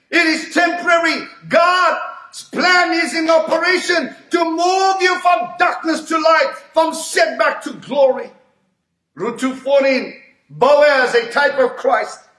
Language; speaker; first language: English; native; English